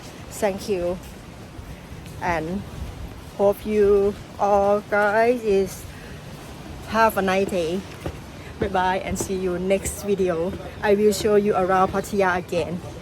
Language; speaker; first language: English; non-native, learner; Thai